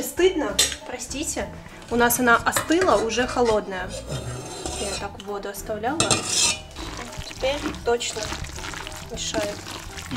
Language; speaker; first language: Russian; native; Russian